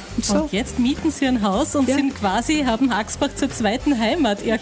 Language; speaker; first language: German; native; German